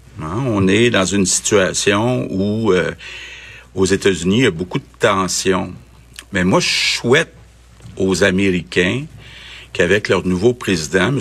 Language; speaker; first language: French; native; French